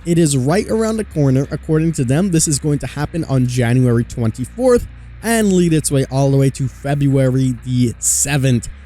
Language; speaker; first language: English; native; English